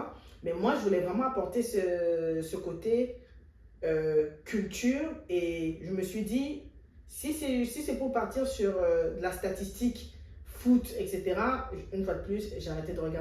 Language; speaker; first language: French; native; French